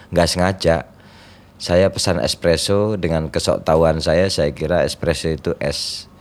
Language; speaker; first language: Indonesian; non-native, local second language; Javanese